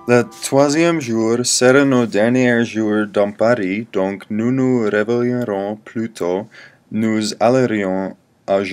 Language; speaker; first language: French; non-native, learner; English